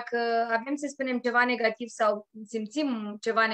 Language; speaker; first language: Romanian; native; Romanian